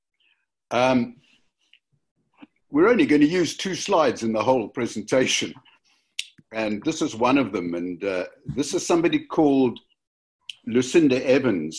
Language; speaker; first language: English; native; English